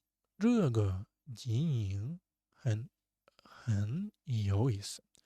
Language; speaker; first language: Chinese; non-native, learner; Russian